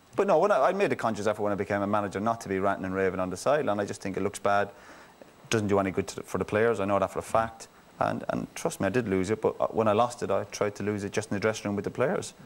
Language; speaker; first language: English; native; English